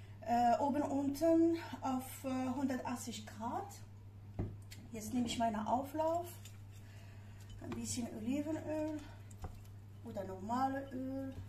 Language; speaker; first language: German; non-native, fluent; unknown